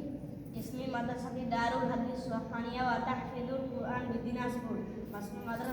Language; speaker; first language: Arabic; non-native, learner; Bangla